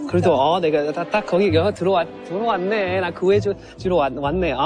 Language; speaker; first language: Korean; non-native, fluent; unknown